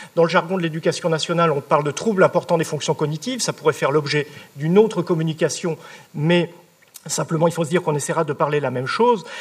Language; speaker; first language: French; native; French